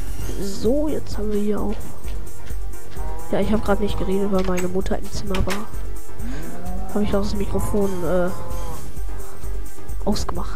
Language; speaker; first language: German; native; German